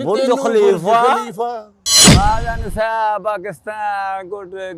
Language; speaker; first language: Arabic; non-native, learner; Punjabi